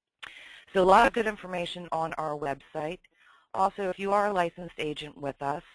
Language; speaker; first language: English; native; English